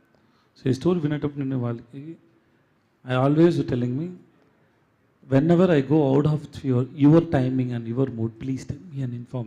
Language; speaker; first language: Telugu; non-native, local second language; Tamil